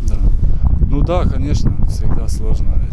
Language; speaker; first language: Russian; non-native, fluent; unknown